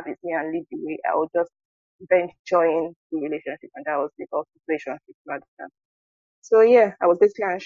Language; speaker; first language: English; non-native, local second language; Igbo